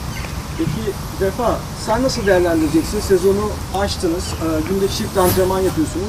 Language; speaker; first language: Turkish; native; Turkish